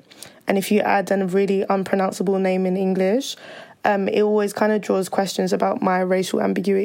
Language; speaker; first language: English; native; English